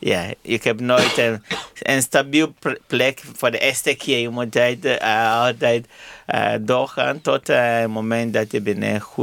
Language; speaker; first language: Dutch; non-native, learner; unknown